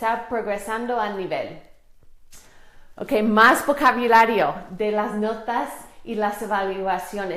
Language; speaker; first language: Spanish; non-native, fluent; English